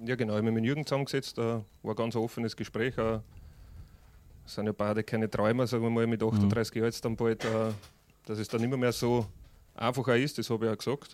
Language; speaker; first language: German; native; German